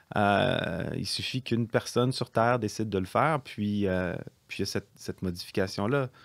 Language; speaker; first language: French; native; French